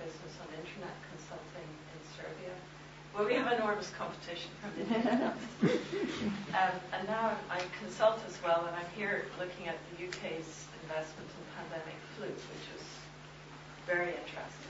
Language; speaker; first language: English; native; English